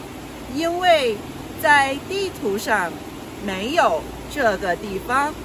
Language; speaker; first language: Chinese; non-native, local second language; Yao